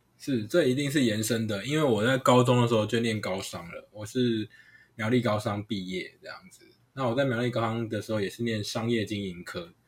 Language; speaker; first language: Chinese; non-native, local second language; Hakka Chinese